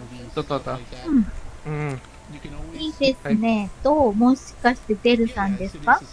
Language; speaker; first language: Japanese; non-native, learner; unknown